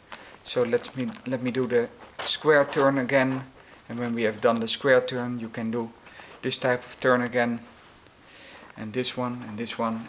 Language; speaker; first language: English; non-native, fluent; Dutch